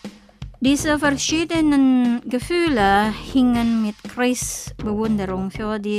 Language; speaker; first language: German; non-native, fluent; Indonesian